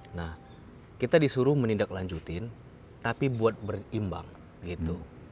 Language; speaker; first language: Indonesian; native; Indonesian